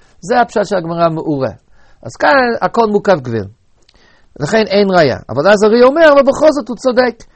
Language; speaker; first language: Hebrew; native; Hebrew